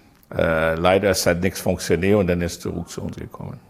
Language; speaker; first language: German; non-native, learner; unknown